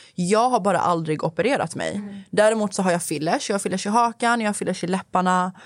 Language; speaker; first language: Swedish; early bilingual, other home language; Persian